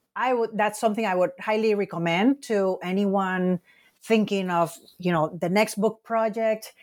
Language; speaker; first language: English; non-native, fluent; Spanish